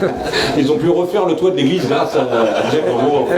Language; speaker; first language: French; native; French